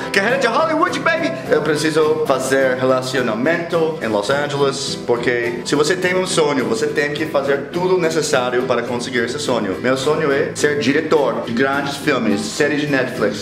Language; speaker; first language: Portuguese; non-native, fluent; English